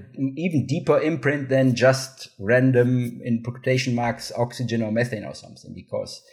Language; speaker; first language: English; non-native, fluent; German